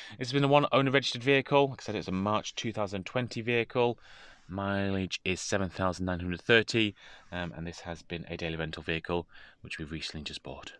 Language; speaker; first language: English; native; English